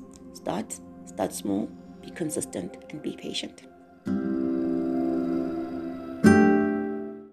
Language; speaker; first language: English; non-native, local second language; Zulu